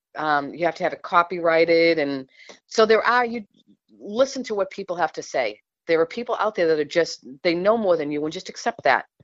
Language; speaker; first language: English; native; English